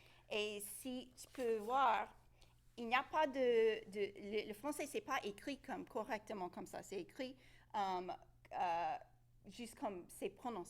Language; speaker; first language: French; non-native, local second language; English